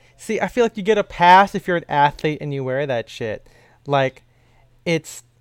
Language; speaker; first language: English; early bilingual, other home language; Filipino